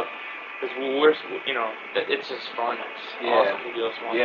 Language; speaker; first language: English; native; English